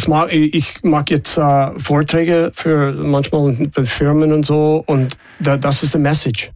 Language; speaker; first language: German; non-native, fluent; English